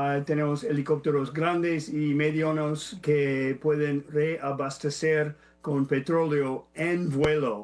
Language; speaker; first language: Spanish; non-native, fluent; English